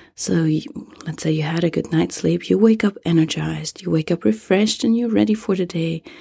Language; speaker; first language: English; non-native, fluent; German